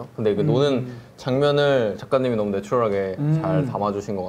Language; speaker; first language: Korean; native; Korean